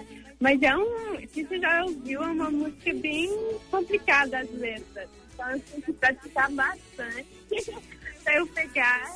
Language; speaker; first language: Portuguese; early bilingual, heritage; English